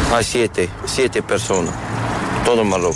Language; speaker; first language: Spanish; non-native, learner; Arabic